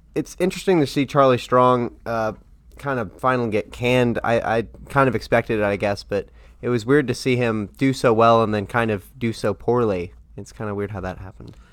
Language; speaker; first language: English; native; English